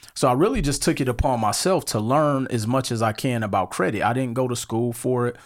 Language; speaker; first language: English; native; English